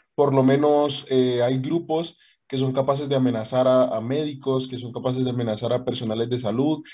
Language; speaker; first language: Spanish; native; Spanish